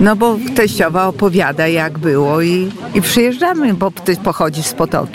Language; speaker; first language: Polish; non-native, local second language; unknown